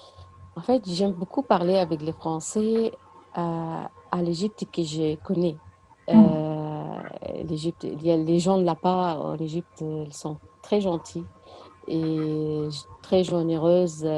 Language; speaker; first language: French; non-native, learner; Arabic